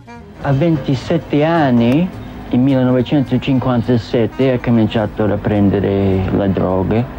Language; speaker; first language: Italian; non-native, learner; English